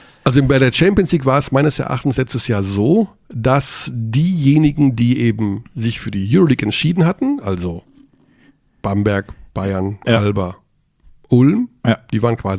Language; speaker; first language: German; native; German